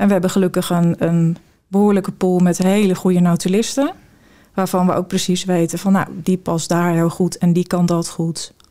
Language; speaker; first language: Dutch; native; Dutch